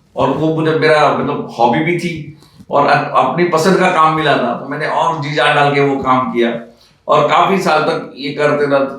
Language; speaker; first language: Hindi; non-native, local second language; Marathi